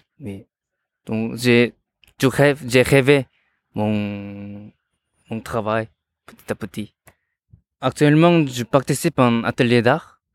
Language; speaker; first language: French; non-native, learner; Korean